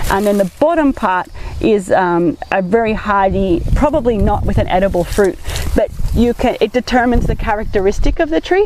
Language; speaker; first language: English; native; English